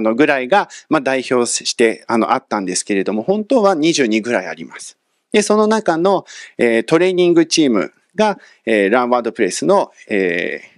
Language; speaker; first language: Japanese; early bilingual, other home language; English